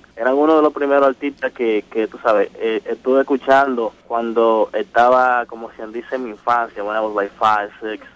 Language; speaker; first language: Spanish; early bilingual, heritage; Spanish